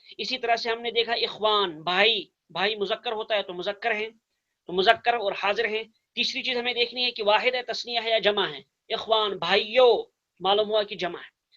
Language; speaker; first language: Urdu; non-native, local second language; Kashmiri